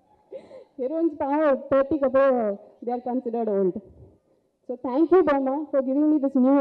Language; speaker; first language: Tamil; non-native, fluent; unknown